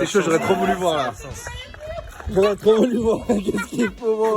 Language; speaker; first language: French; native; French